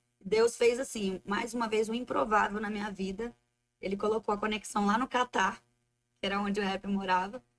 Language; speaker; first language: Portuguese; native; Portuguese